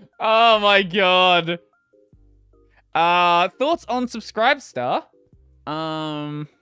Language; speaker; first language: English; native; English